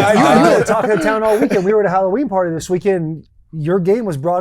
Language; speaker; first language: English; native; English